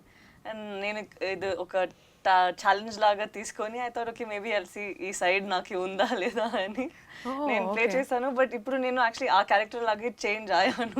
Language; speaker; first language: Telugu; non-native, local second language; Tamil